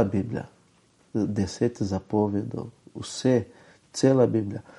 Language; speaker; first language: Slovenian; non-native, fluent; Portuguese